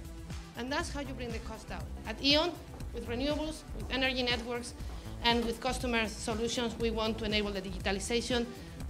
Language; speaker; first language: English; non-native, fluent; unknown